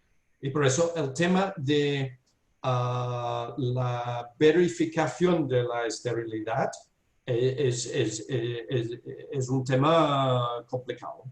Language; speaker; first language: Spanish; non-native, fluent; English